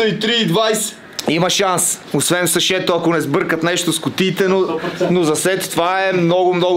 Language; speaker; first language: Bulgarian; native; Bulgarian